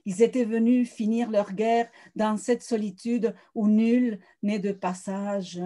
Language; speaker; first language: French; early bilingual, other home language; Spanish